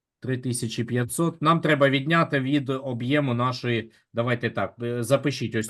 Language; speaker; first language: Ukrainian; native; Ukrainian